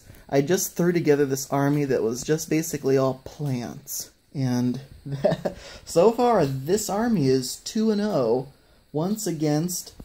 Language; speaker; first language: English; native; English